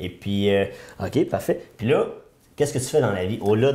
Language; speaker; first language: French; native; French